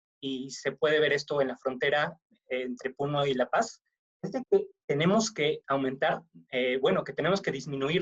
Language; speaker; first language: Spanish; native; Spanish